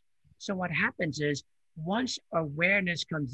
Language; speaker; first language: English; early bilingual, other home language; Italian